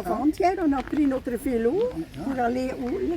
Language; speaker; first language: French; non-native, local second language; Dutch